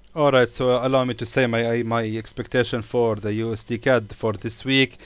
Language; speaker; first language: English; non-native, fluent; Arabic